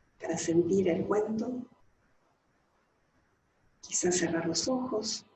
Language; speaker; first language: Spanish; native; Spanish